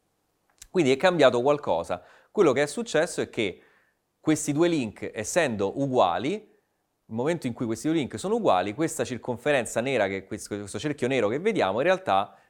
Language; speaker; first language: Italian; native; Italian